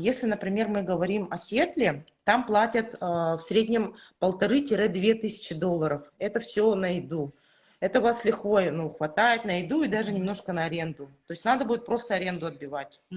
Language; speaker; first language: Russian; native; Russian